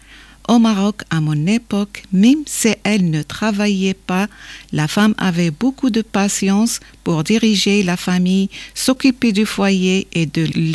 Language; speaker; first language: French; non-native, local second language; Arabic